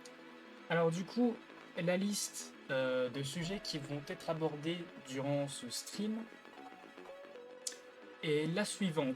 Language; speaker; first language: French; native; French